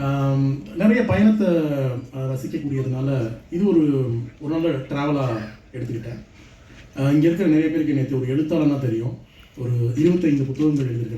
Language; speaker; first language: Tamil; native; Tamil